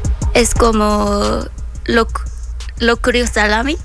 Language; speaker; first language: Spanish; non-native, learner; Korean